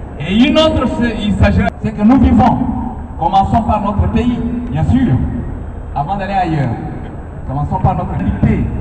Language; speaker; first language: French; non-native, local second language; Lingala